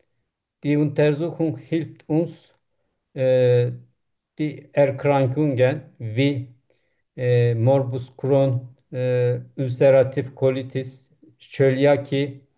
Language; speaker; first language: German; non-native, learner; Turkish